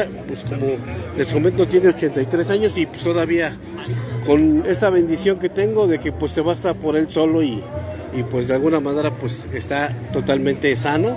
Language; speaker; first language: Spanish; native; Spanish